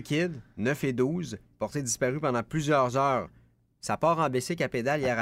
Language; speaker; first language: French; native; French